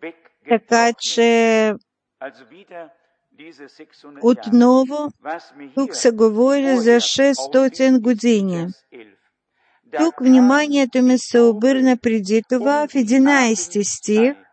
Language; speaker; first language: Bulgarian; non-native, fluent; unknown